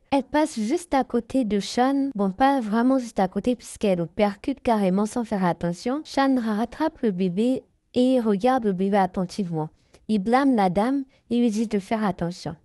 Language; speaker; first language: French; native; French